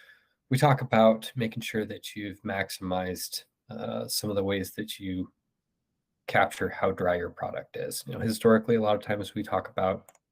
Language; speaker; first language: English; native; English